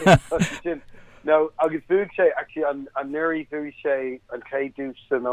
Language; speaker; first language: Irish; non-native, local second language; English